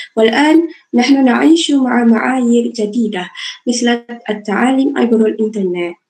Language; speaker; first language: Arabic; non-native, fluent; Malay